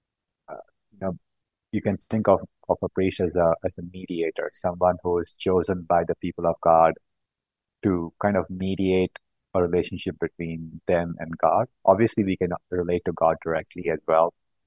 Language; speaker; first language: English; non-native, local second language; Konkani